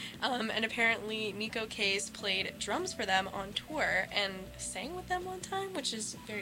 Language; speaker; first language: English; native; English